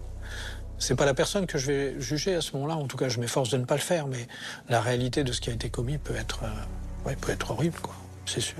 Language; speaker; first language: French; native; French